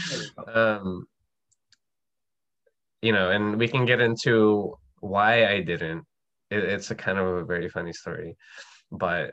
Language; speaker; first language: English; non-native, local second language; Filipino